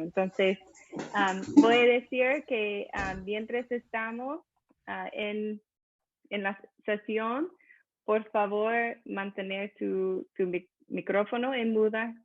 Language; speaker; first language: Spanish; non-native, fluent; English